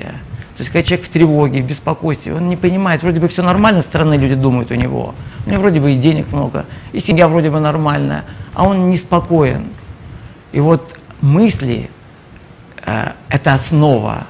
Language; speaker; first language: Russian; native; Russian